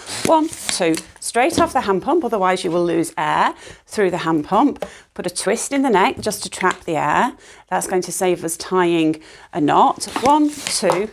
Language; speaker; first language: English; native; English